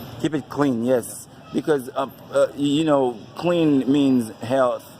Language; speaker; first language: English; non-native, local second language; Haitian Creole